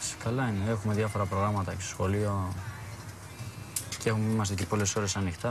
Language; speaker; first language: Greek; early bilingual, other home language; Albanian